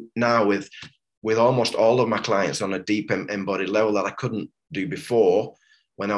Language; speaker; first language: English; native; English